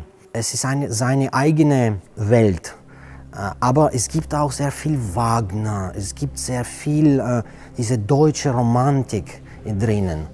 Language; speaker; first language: German; non-native, fluent; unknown